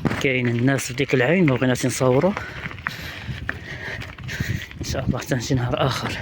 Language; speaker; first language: Arabic; native; Arabic